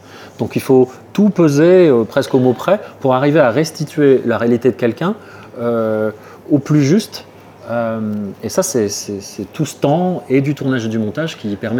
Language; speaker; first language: French; native; French